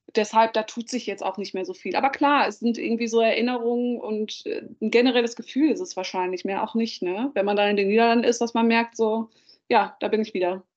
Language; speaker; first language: German; early bilingual, other home language; Dutch